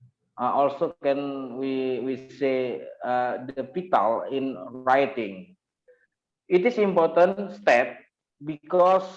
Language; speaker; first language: English; non-native, learner; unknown